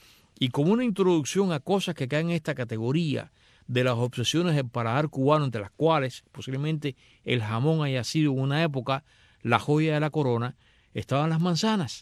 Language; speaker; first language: Spanish; native; Spanish